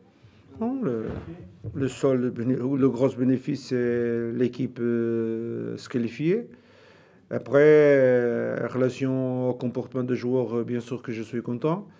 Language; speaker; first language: French; non-native, learner; Portuguese